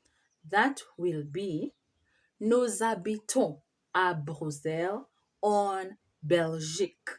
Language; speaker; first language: French; non-native, fluent; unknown